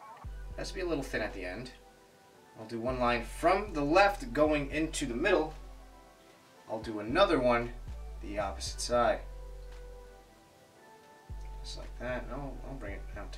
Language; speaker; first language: English; native; English